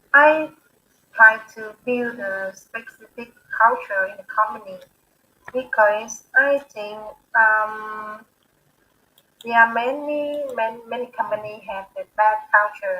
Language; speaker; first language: English; non-native, learner; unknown